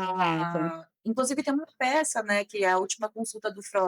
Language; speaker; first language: Portuguese; native; Portuguese